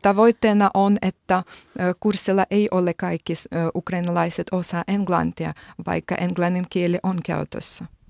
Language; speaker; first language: Finnish; non-native, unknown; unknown